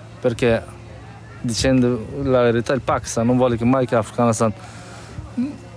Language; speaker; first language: Italian; non-native, fluent; Persian